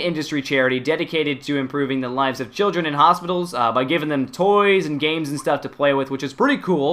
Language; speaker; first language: English; native; English